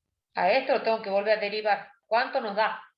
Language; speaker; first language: Spanish; native; Spanish